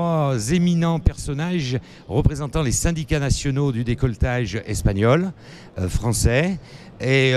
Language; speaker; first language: French; native; French